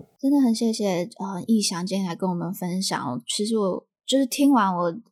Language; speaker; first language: Chinese; native; Chinese